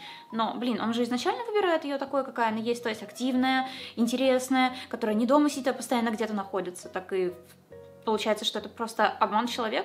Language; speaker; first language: Russian; native; Russian